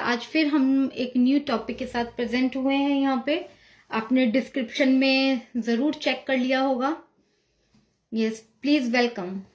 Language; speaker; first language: Hindi; native; Hindi